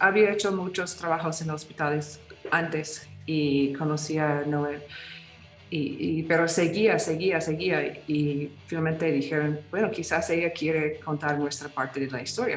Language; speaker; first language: Spanish; non-native, fluent; English